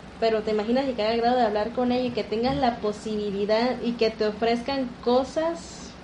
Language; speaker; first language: Spanish; native; Spanish